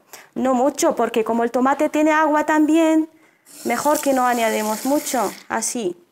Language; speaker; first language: Spanish; non-native, fluent; Arabic